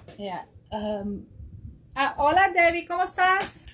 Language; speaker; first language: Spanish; early bilingual, heritage; Spanish